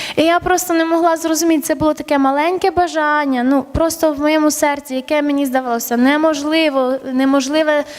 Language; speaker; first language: Ukrainian; early bilingual, other home language; Armenian